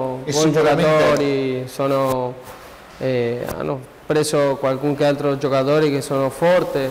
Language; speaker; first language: Italian; non-native, learner; Spanish